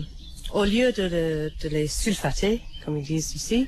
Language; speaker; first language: French; non-native, fluent; English